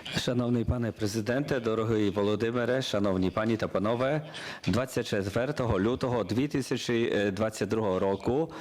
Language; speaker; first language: Ukrainian; non-native, learner; Polish